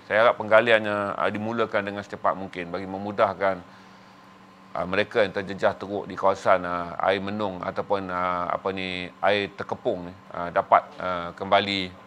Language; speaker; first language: Malay; native; Malay